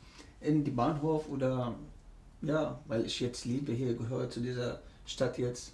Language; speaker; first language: German; non-native, learner; Arabic